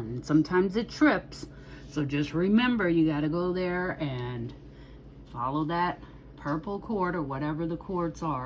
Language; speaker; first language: English; native; English